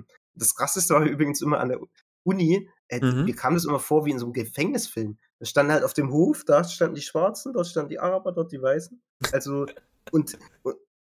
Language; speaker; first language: German; native; German